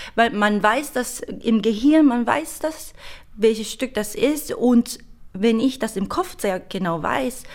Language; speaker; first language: German; non-native, fluent; Korean